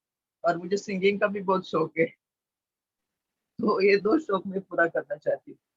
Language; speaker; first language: Hindi; non-native, local second language; Marathi